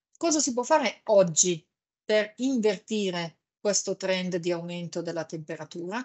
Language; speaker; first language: Italian; native; Italian